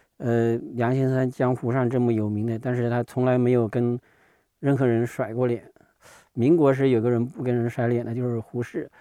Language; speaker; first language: Chinese; native; Chinese